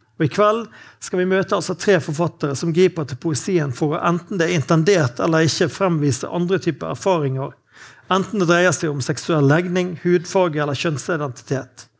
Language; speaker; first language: Norwegian; native; Norwegian